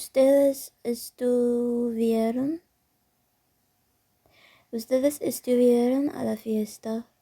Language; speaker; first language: Spanish; non-native, learner; English